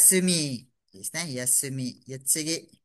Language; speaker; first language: Japanese; non-native, fluent; Malay